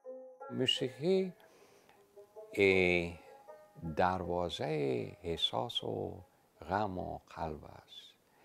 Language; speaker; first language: Persian; non-native, fluent; English